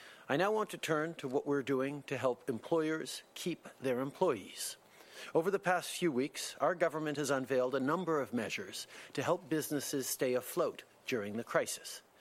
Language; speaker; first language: English; early bilingual, other home language; French